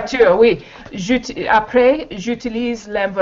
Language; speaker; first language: French; non-native, learner; English